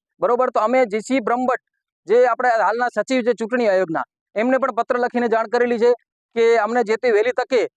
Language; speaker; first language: Gujarati; native; Gujarati